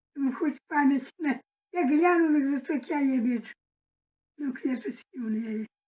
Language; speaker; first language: Russian; non-native, local second language; Belarusian